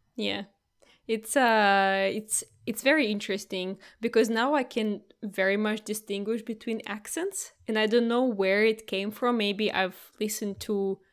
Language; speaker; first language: English; non-native, fluent; Russian